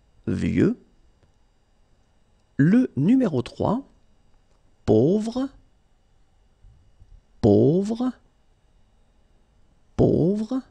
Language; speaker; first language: French; native; French